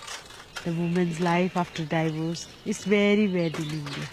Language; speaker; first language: English; non-native, local second language; Hindi